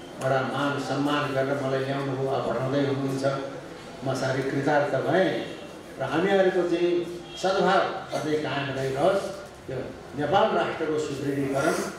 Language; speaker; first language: Nepali; native; Nepali